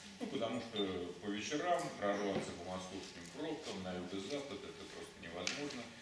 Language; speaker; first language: Russian; native; Russian